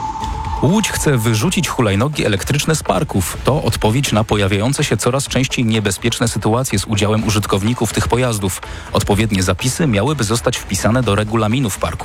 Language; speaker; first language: Polish; native; Polish